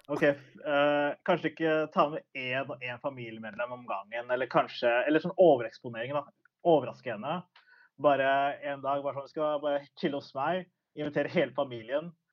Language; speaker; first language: Norwegian; early bilingual, other home language; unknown